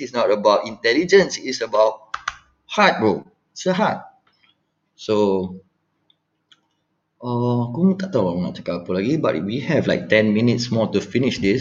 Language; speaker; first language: English; non-native, local second language; Malay